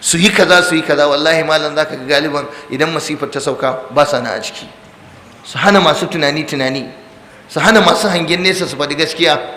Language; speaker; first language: Hausa; non-native, local second language; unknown